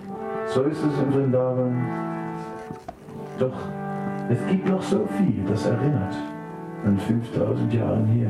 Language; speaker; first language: German; non-native, fluent; Dutch